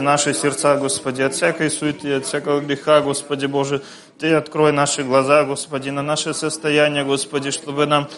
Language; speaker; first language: Russian; native; Russian